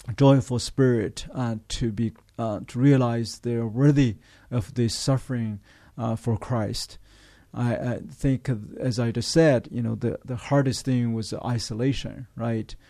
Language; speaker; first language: English; non-native, fluent; Chinese